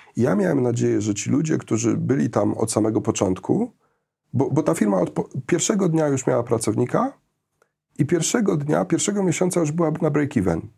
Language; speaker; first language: Polish; early bilingual, heritage; Polish